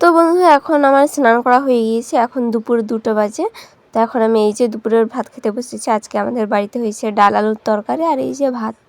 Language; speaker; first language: Bangla; non-native, local second language; Santali